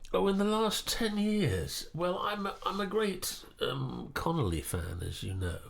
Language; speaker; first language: English; native; English